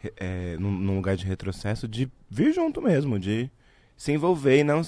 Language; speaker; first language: Portuguese; native; Portuguese